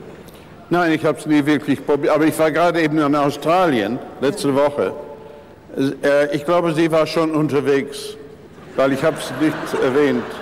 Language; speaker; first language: German; non-native, fluent; English